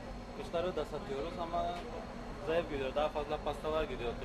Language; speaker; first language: Turkish; early bilingual, heritage; Turkish